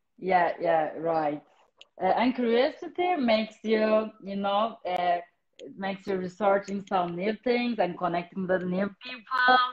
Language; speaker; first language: English; non-native, fluent; Turkish